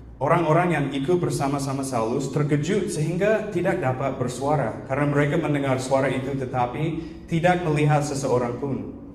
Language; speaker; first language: Indonesian; non-native, fluent; English